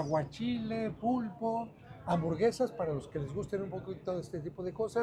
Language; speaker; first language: Spanish; native; Spanish